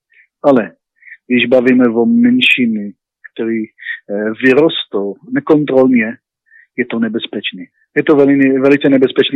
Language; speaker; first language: Czech; non-native, learner; Hebrew